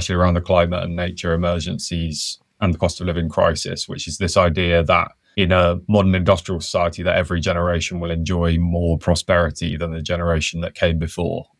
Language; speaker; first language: English; native; English